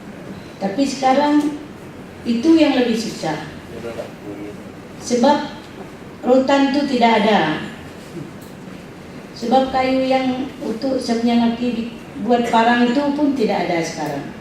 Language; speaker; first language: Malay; non-native, local second language; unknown